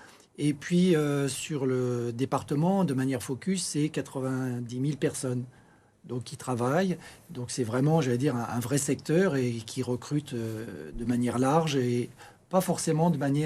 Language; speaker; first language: French; native; French